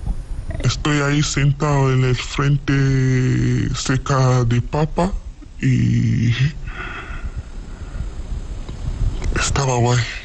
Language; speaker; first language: Spanish; non-native, learner; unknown